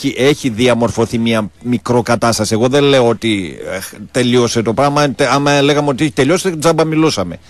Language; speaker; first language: Greek; native; Greek